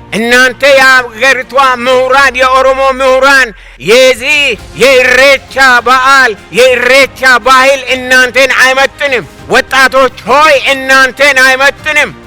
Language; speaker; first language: Amharic; non-native, local second language; Oromo